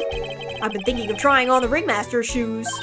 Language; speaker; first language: English; native; English